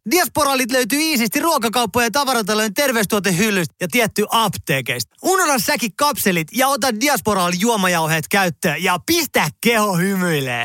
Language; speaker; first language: Finnish; native; Finnish